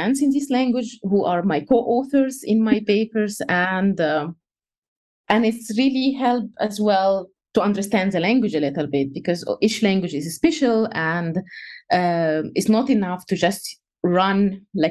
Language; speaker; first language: English; non-native, fluent; Arabic